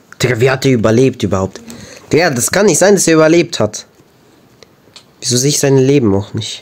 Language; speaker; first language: German; native; German